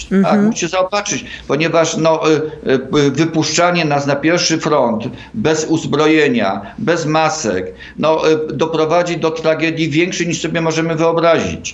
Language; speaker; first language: Polish; native; Polish